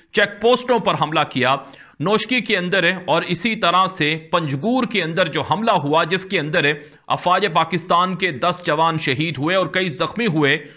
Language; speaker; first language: Urdu; native; Urdu